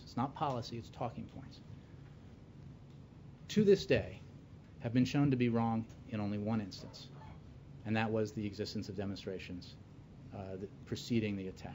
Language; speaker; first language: English; native; English